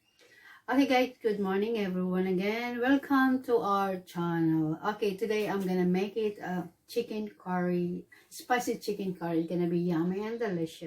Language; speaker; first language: English; non-native, local second language; Filipino